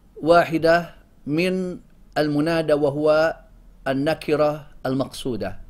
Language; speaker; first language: Arabic; non-native, fluent; Indonesian